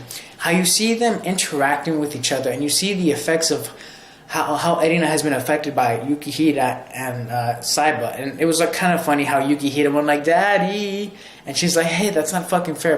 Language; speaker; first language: English; native; English